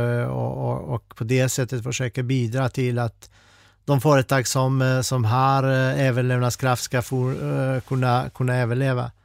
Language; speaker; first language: Swedish; non-native, fluent; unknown